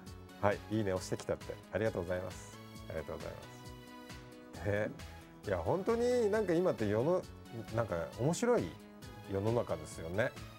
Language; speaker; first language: Japanese; native; Japanese